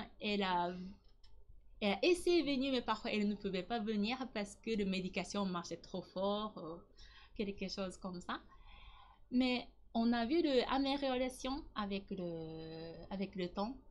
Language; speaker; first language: French; non-native, learner; Japanese